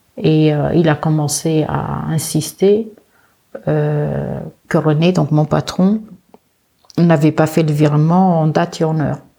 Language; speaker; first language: French; early bilingual, other home language; Portuguese